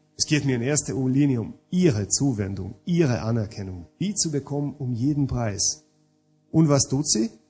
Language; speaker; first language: German; non-native, fluent; Hungarian